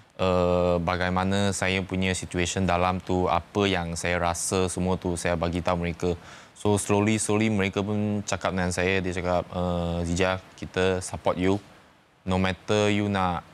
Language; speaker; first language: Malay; non-native, local second language; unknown